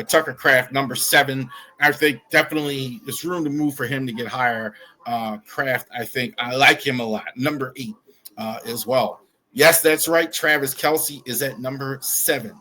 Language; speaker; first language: English; native; English